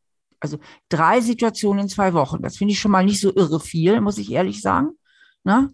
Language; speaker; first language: German; native; German